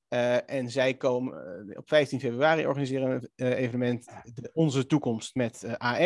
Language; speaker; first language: Dutch; native; Dutch